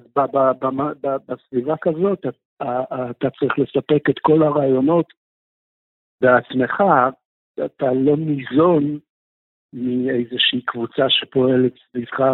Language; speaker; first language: Hebrew; non-native, fluent; Russian